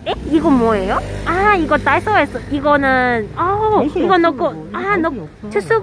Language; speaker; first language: Korean; non-native, learner; Cantonese